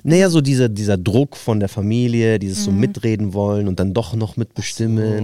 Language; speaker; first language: German; native; German